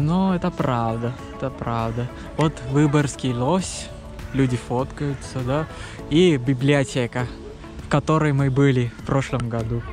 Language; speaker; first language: Russian; non-native, learner; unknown